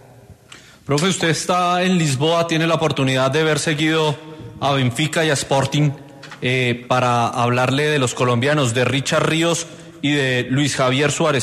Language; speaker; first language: Spanish; native; Spanish